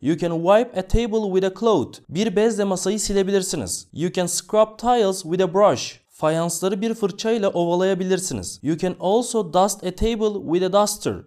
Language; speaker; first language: English; non-native, fluent; Turkish